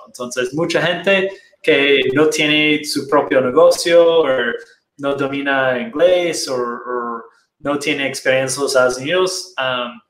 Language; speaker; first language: Spanish; non-native, fluent; Portuguese